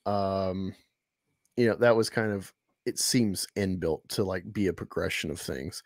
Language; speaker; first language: English; native; English